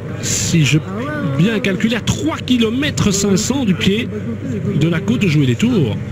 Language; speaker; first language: French; native; French